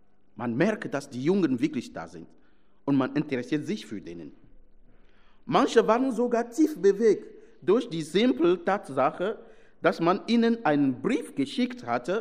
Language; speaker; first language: German; non-native, fluent; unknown